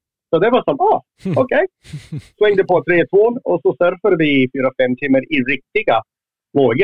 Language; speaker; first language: Swedish; non-native, fluent; English